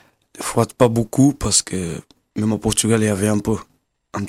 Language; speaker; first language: French; non-native, learner; Kabuverdianu